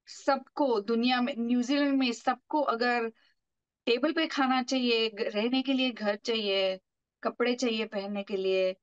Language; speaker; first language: Hindi; non-native, local second language; Marathi